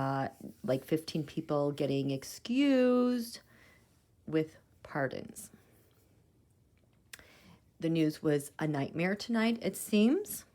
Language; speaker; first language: English; native; English